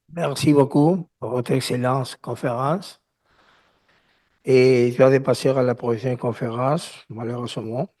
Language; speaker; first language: French; non-native, learner; Spanish